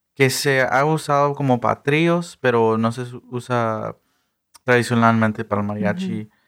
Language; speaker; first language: Spanish; early bilingual, heritage; Spanish